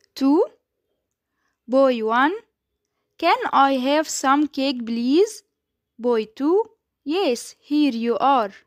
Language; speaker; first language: English; non-native, fluent; Arabic